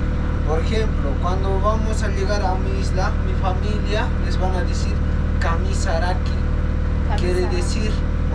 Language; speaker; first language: Spanish; non-native, local second language; Aymara